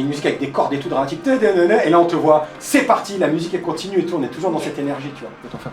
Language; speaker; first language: French; native; French